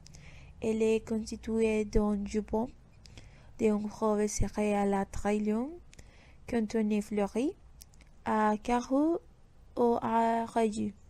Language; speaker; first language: French; non-native, learner; Spanish